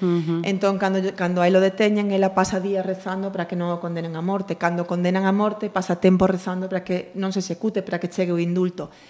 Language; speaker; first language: Galician; non-native, local second language; Spanish